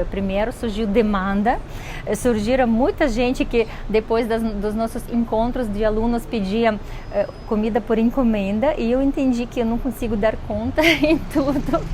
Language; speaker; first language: Portuguese; non-native, fluent; Russian